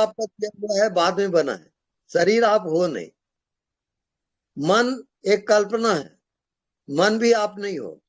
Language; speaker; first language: Hindi; native; Hindi